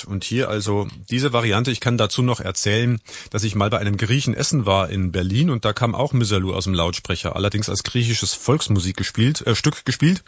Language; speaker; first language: German; native; German